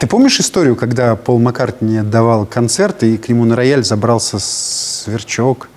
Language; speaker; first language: Russian; native; Russian